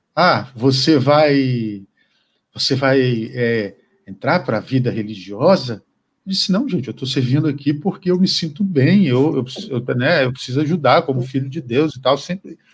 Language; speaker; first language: Portuguese; native; Portuguese